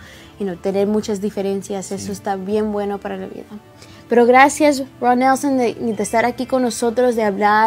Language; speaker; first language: Spanish; early bilingual, heritage; Spanish